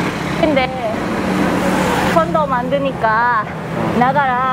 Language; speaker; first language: Korean; non-native, fluent; Thai